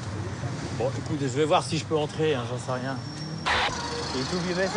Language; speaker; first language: French; native; French